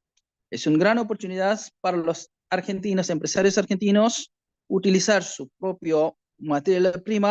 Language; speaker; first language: Spanish; non-native, learner; Bangla